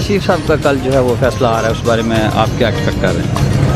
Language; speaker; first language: Urdu; native; Urdu